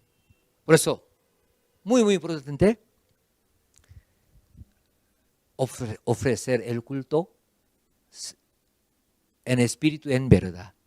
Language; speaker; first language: Spanish; non-native, fluent; Korean